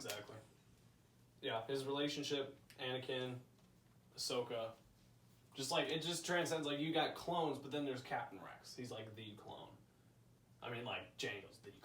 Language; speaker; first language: English; native; English